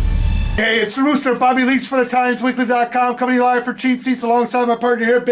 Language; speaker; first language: English; native; English